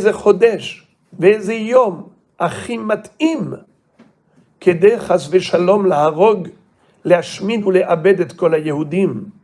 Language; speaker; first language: Hebrew; non-native, fluent; French